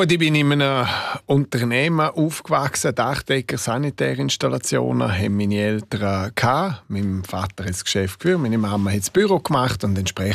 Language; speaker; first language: German; non-native, local second language; Romansh